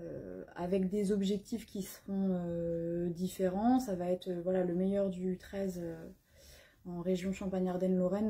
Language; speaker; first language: French; native; French